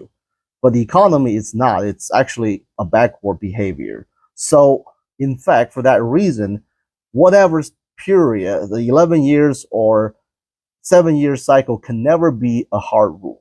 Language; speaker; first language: English; non-native, fluent; Chinese